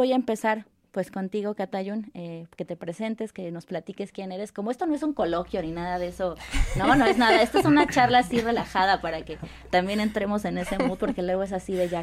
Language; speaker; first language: Spanish; native; Spanish